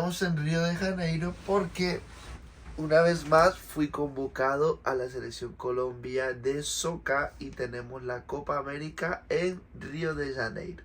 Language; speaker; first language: Spanish; native; Spanish